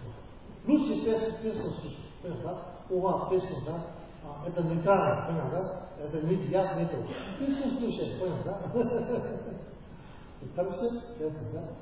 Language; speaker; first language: Russian; non-native, learner; Tibetan